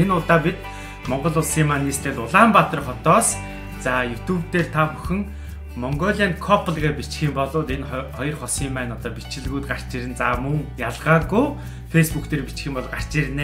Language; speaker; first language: Mongolian; native; Mongolian